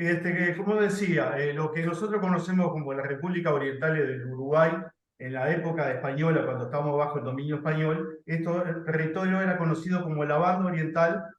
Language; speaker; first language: Spanish; native; Spanish